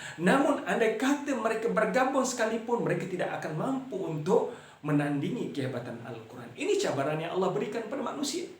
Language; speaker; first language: Malay; native; Malay